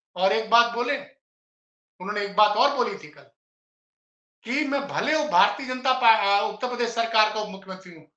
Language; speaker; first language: Hindi; native; Hindi